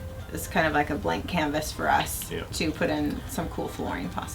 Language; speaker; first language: English; native; English